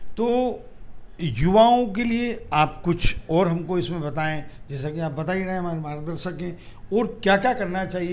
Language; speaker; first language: Hindi; native; Hindi